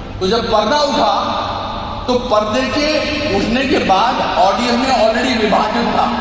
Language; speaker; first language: Hindi; native; Hindi